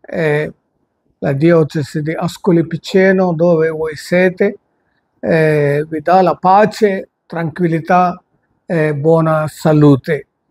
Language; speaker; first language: Italian; non-native, fluent; Telugu